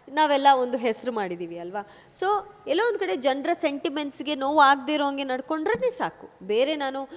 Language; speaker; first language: Kannada; non-native, local second language; Kodava